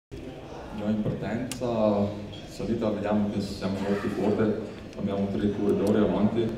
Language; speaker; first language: Italian; non-native, learner; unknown